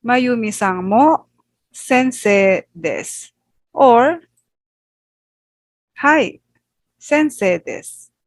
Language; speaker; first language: Japanese; non-native, fluent; Filipino